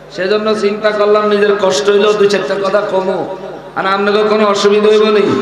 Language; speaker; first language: Bangla; native; Bangla